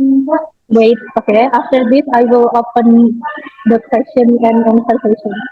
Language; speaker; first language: English; non-native, learner; Indonesian